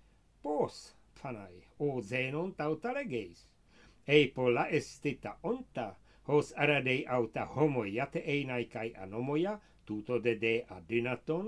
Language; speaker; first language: Greek; non-native, fluent; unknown